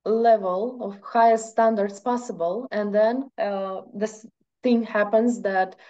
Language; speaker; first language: English; non-native, fluent; Russian